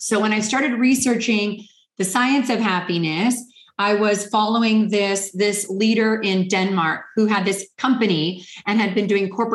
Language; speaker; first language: English; native; English